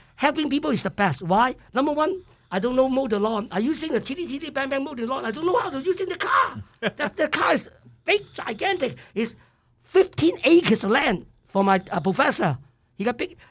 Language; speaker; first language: English; non-native, local second language; Cantonese